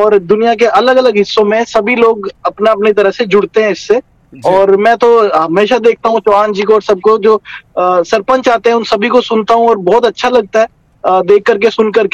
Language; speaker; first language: Hindi; native; Hindi